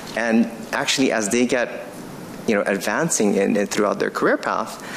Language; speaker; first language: English; non-native, fluent; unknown